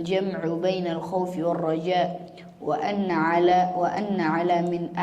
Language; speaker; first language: Arabic; non-native, learner; Indonesian